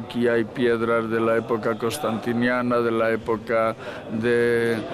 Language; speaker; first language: Spanish; native; Spanish